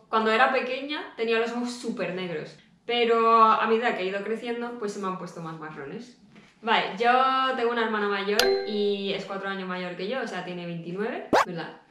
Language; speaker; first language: Spanish; early bilingual, other home language; Japanese